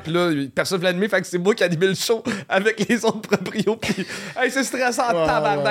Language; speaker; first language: French; native; French